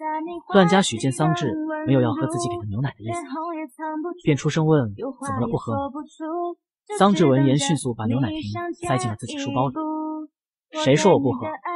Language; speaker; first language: Chinese; native; Chinese